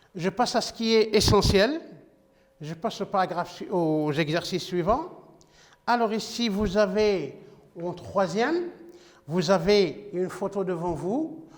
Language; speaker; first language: French; non-native, local second language; Arabic